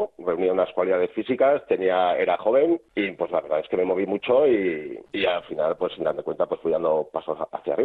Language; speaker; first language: Spanish; native; Spanish